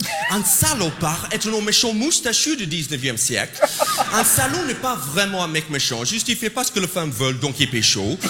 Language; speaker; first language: French; non-native, fluent; English